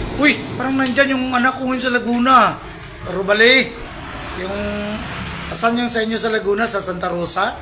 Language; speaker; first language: Filipino; non-native, local second language; Hiligaynon